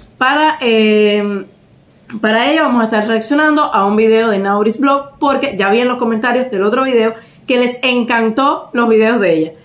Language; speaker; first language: Spanish; native; Spanish